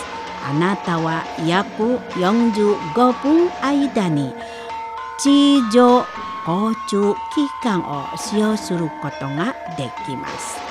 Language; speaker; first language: Japanese; non-native, learner; Indonesian